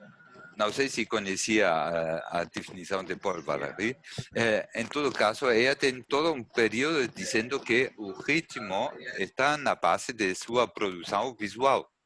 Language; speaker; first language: Portuguese; non-native, learner; German